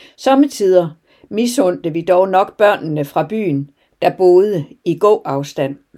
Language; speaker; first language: Danish; native; Danish